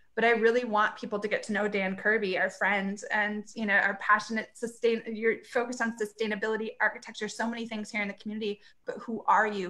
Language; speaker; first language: English; native; English